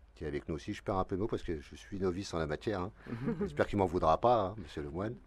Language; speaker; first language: French; native; French